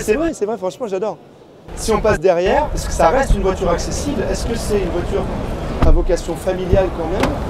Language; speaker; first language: French; native; French